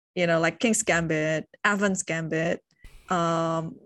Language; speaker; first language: English; non-native, fluent; Indonesian